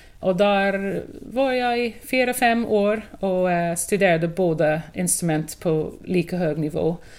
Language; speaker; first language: Swedish; non-native, fluent; English